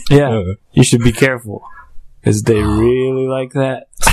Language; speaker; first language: English; native; English